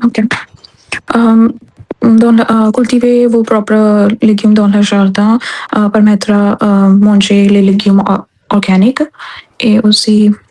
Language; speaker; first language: French; non-native, learner; Hindi